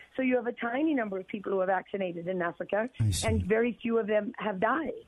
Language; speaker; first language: English; native; English